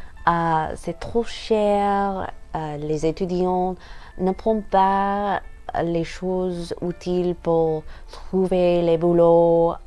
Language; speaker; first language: French; non-native, learner; English